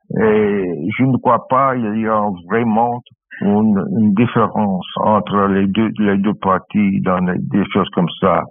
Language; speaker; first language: French; non-native, learner; English